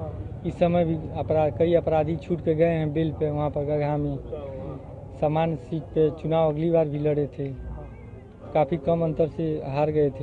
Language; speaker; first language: Hindi; native; Hindi